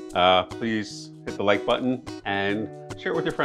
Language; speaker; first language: English; native; English